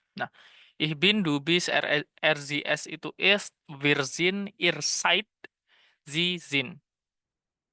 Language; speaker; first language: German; non-native, fluent; Indonesian